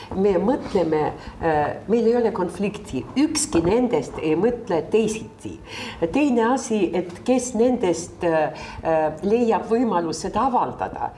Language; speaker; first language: Estonian; non-native, local second language; Russian